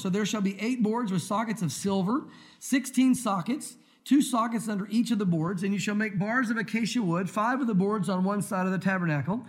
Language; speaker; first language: English; native; English